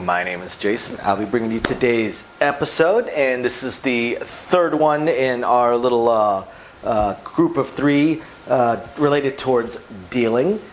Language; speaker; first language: English; native; English